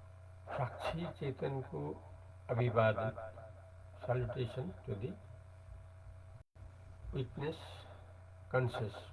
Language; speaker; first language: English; non-native, learner; Nepali